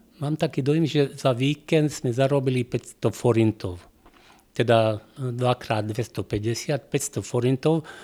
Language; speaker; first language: Slovak; non-native, local second language; Hungarian